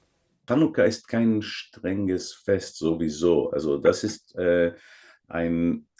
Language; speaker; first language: German; non-native, fluent; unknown